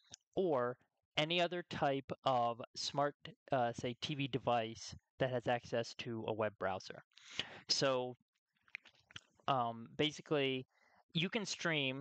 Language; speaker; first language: English; native; English